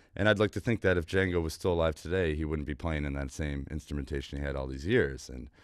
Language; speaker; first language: English; native; English